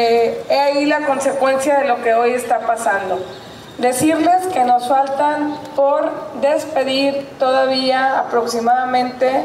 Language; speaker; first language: Spanish; native; Spanish